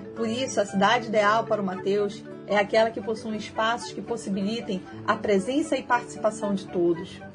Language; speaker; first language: Portuguese; native; Portuguese